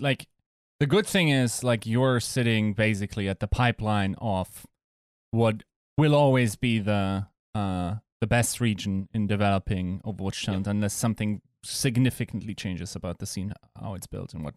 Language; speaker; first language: English; non-native, fluent; German